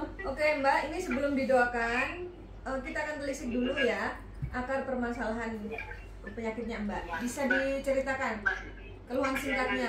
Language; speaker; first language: Indonesian; native; Indonesian